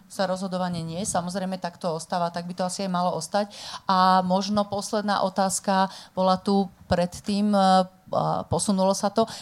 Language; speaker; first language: Slovak; native; Slovak